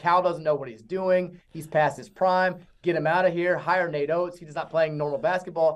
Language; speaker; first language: English; native; English